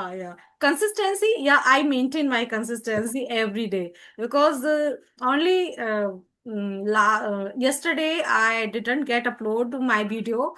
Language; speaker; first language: English; non-native, learner; Hindi